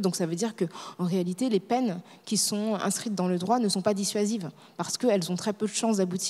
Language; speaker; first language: French; native; French